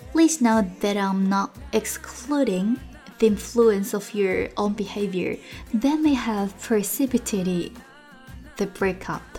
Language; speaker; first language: English; non-native, fluent; Chinese